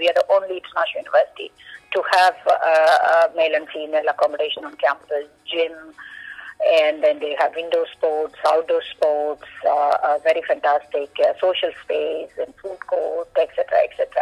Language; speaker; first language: English; non-native, local second language; Malayalam